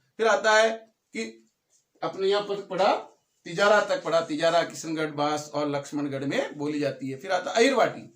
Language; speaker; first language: Hindi; native; Hindi